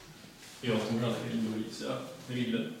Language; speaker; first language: Czech; native; Czech